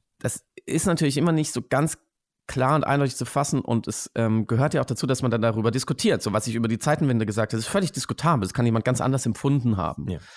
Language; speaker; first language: German; native; German